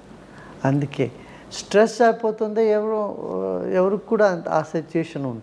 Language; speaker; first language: Telugu; non-native, local second language; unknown